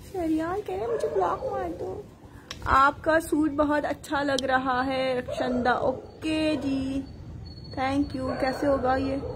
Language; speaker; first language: Urdu; native; Urdu